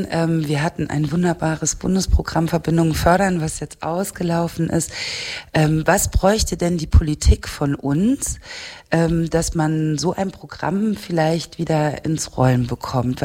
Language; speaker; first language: German; native; German